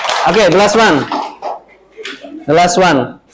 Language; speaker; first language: English; non-native, learner; Indonesian